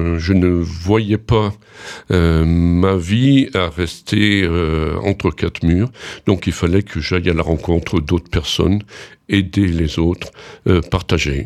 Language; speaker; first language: French; native; French